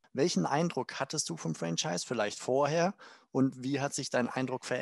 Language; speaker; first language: German; native; German